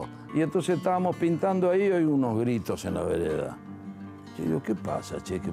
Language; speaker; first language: Spanish; early bilingual, other home language; Italian